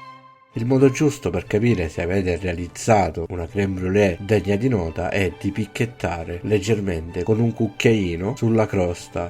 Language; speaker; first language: Italian; native; Italian